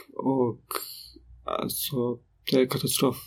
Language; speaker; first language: Swedish; non-native, learner; Persian